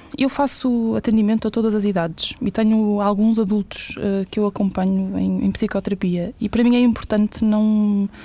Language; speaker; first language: Portuguese; early bilingual, other home language; English